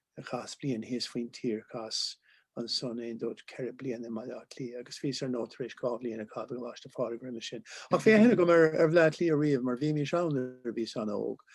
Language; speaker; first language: Irish; non-native, local second language; English